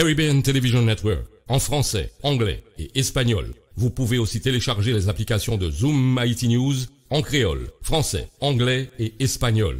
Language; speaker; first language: French; non-native, local second language; Haitian Creole